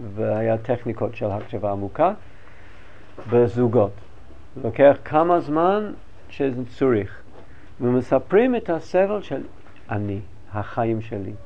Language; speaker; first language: Hebrew; non-native, learner; English